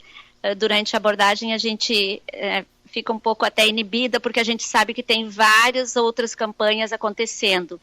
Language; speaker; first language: Portuguese; native; Portuguese